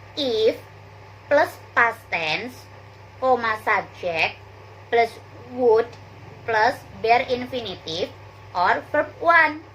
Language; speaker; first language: English; non-native, learner; Indonesian